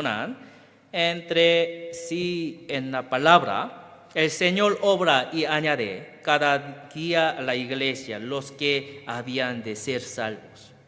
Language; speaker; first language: Spanish; non-native, fluent; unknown